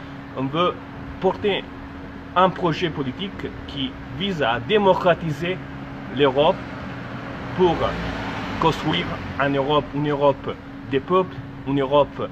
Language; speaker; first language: French; non-native, fluent; Italian